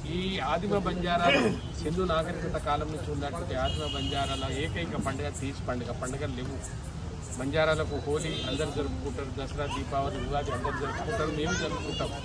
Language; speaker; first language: Telugu; non-native, local second language; Lambadi